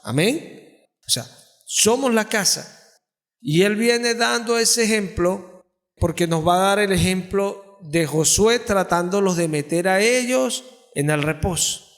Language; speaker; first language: Spanish; native; Spanish